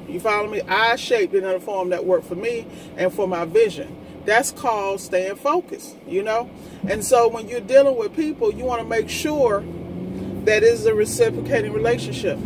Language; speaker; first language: English; native; English